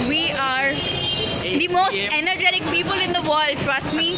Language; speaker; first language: English; non-native, local second language; Bangla